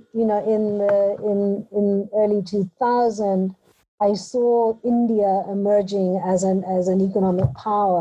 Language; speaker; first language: English; native; English